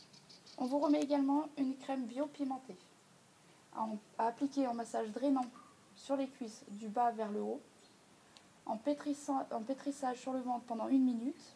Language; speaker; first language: French; native; French